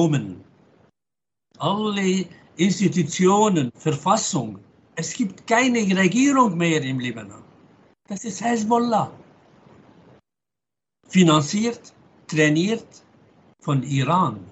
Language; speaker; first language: German; non-native, fluent; Arabic